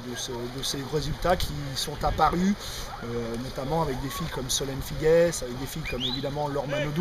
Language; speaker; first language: French; native; French